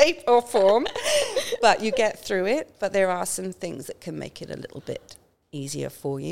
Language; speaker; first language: English; native; English